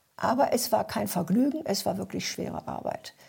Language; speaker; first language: German; native; German